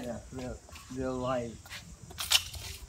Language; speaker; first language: English; non-native, learner; Khmer